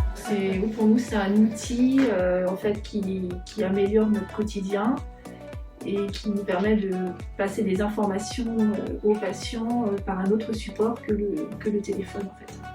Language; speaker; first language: French; native; French